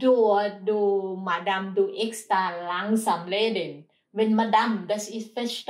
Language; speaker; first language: German; non-native, learner; Thai